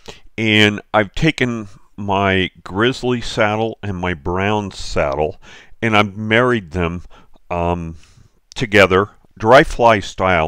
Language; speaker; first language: English; native; English